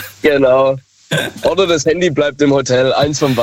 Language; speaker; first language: German; native; German